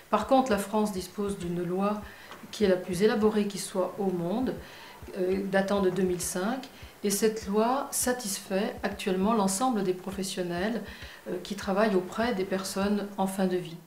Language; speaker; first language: French; native; French